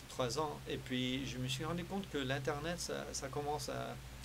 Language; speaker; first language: French; early bilingual, heritage; French